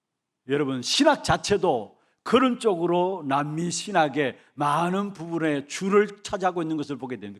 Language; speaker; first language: Korean; native; Korean